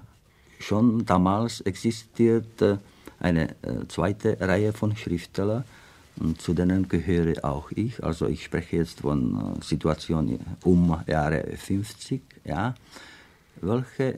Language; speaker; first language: German; non-native, fluent; Czech